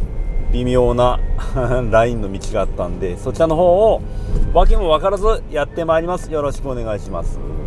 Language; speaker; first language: Japanese; native; Japanese